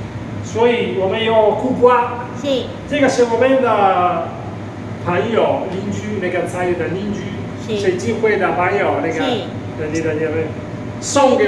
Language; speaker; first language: Chinese; non-native, fluent; Italian